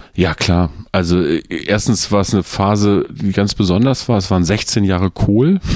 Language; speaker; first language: German; native; German